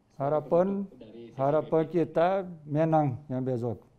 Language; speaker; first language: Indonesian; non-native, fluent; Portuguese